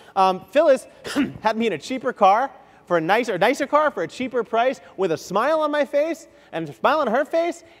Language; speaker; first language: English; native; English